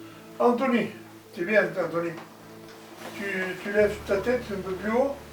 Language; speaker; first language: French; native; French